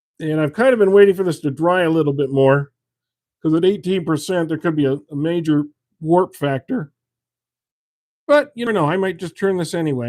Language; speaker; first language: English; native; English